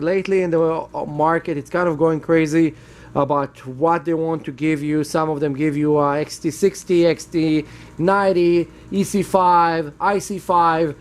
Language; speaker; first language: English; non-native, fluent; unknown